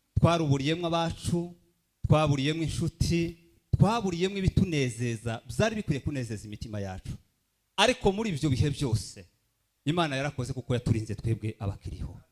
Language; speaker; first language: Kinyarwanda; early bilingual, heritage; Kinyarwanda